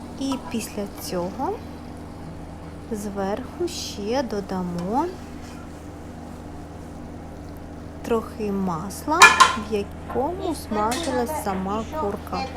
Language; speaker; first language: Ukrainian; native; Ukrainian